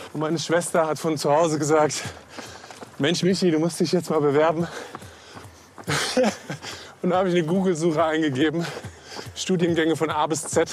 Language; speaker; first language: German; native; German